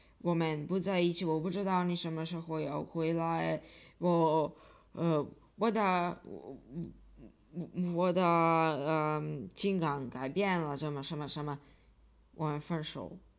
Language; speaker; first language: Chinese; non-native, fluent; Serbian